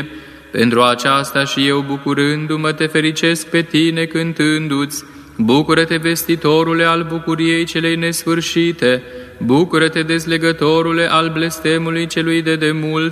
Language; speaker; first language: Romanian; native; Romanian